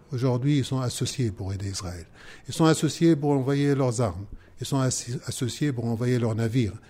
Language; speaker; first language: French; non-native, fluent; Arabic